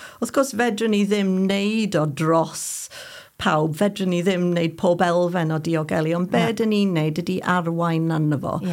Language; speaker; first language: Welsh; non-native, fluent; English